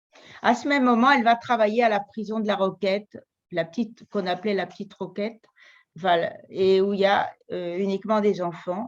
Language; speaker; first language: French; native; French